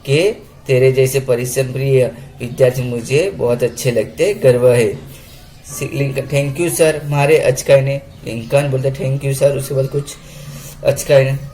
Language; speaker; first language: Hindi; non-native, local second language; Gujarati